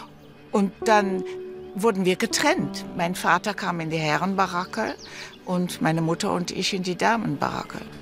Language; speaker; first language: German; early bilingual, heritage; German